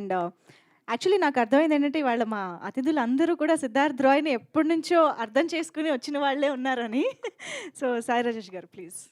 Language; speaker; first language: Telugu; native; Telugu